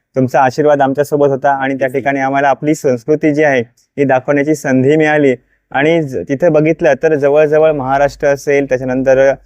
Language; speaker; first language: Marathi; native; Marathi